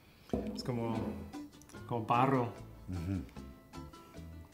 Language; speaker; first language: Spanish; non-native, fluent; English